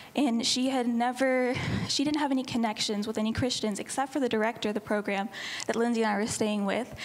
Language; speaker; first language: English; native; English